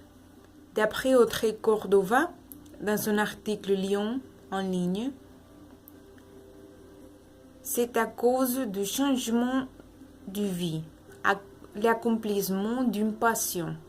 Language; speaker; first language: French; non-native, learner; Spanish